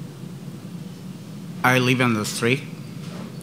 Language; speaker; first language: English; non-native, learner; Spanish